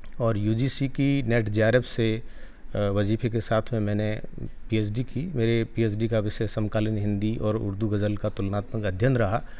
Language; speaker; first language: Hindi; non-native, local second language; Rajasthani